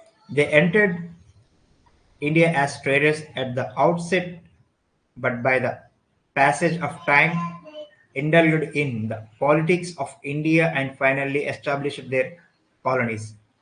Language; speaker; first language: English; non-native, local second language; Telugu